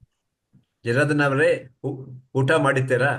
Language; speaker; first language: Kannada; non-native, learner; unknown